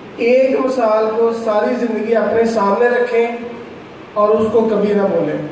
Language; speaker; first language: Urdu; non-native, local second language; Punjabi